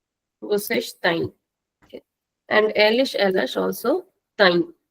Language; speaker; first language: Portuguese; non-native, fluent; Hindi